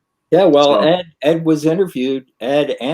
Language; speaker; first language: English; native; English